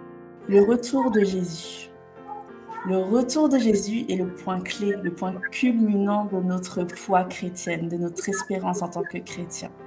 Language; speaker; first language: French; native; French